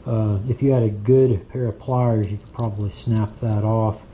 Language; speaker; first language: English; native; English